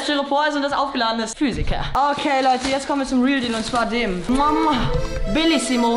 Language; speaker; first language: German; native; German